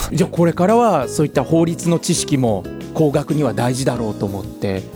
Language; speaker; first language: Japanese; native; Japanese